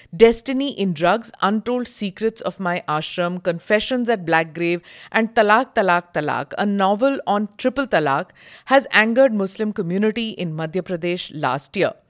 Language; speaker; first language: English; non-native, local second language; Hindi